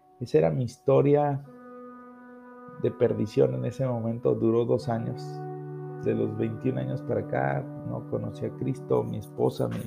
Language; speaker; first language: Spanish; native; Spanish